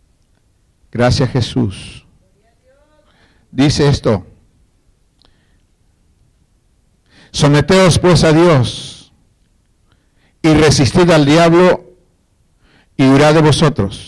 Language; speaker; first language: Spanish; native; Spanish